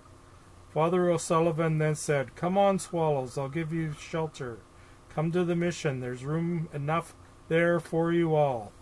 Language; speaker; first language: English; native; English